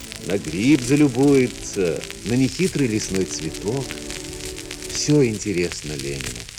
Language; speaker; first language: Russian; native; Russian